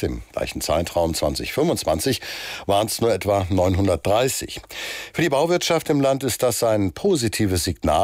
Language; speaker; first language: German; native; German